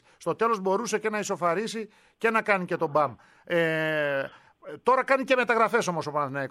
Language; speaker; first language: Greek; native; Greek